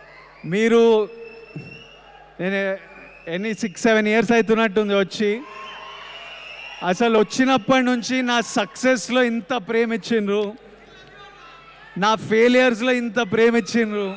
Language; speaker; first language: Telugu; native; Telugu